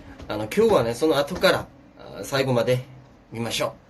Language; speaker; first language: Japanese; non-native, fluent; Korean